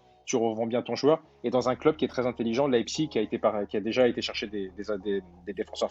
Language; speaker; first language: French; native; French